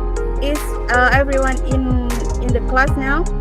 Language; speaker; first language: English; non-native, fluent; Indonesian